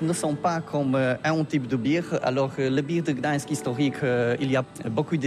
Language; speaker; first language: French; non-native, learner; Polish